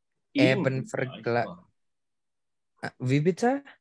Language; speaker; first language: German; non-native, learner; Indonesian